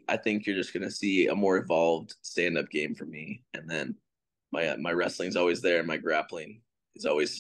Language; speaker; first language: English; native; English